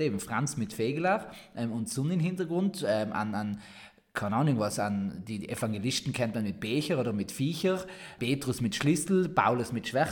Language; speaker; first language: German; native; German